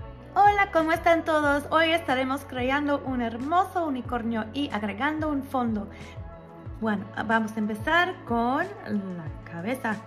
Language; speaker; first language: Spanish; early bilingual, heritage; Spanish